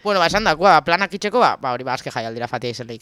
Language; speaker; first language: Basque; native; Basque